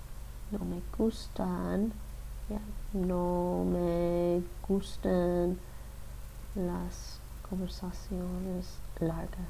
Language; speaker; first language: Spanish; non-native, learner; English